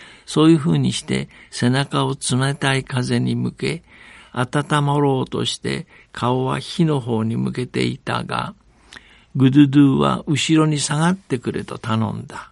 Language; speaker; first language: Japanese; native; Japanese